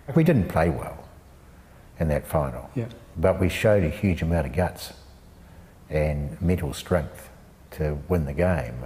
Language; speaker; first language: English; native; English